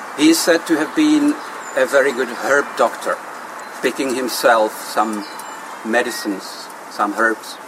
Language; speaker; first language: English; non-native, fluent; Czech